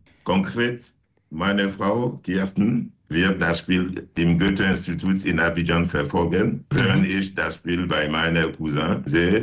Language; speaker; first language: German; non-native, fluent; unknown